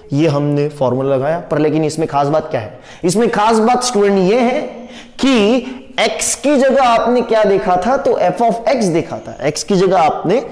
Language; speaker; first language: Hindi; non-native, local second language; Marathi